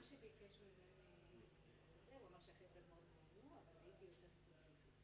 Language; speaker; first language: Hebrew; native; Hebrew